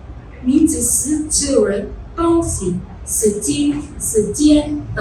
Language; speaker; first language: Chinese; non-native, learner; Indonesian